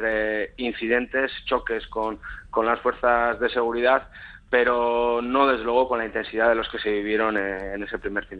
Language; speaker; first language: Spanish; native; Spanish